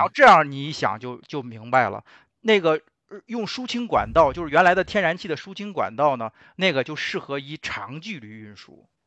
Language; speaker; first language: Chinese; native; Chinese